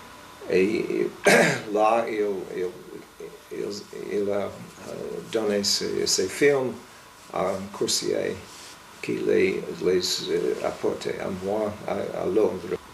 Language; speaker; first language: French; non-native, fluent; English